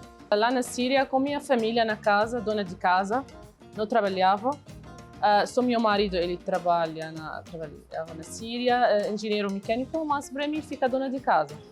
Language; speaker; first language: Portuguese; non-native, learner; Arabic